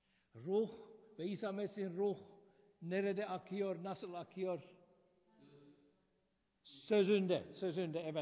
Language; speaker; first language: Turkish; non-native, fluent; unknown